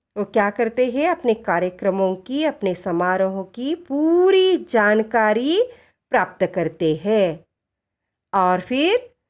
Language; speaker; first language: Hindi; non-native, local second language; Marathi